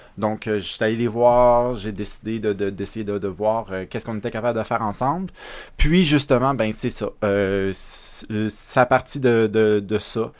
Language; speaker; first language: French; native; French